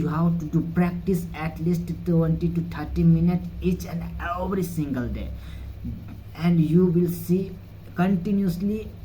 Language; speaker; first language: English; non-native, learner; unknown